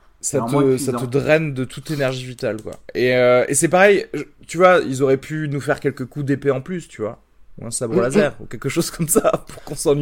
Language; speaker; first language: French; native; French